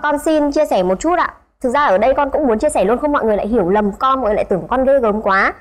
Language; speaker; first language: Vietnamese; native; Vietnamese